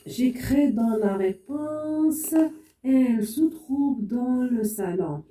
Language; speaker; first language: French; non-native, local second language; Arabic